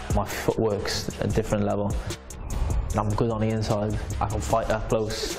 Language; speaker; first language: English; native; English